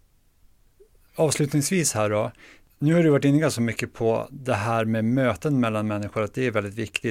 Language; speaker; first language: Swedish; native; Swedish